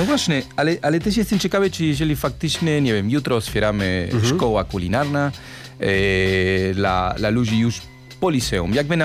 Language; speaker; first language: Polish; non-native, learner; Spanish